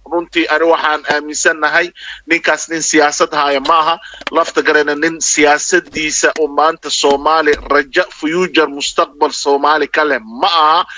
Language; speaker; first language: Somali; non-native, local second language; Maay